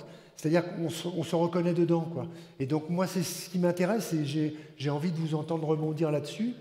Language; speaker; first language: French; native; French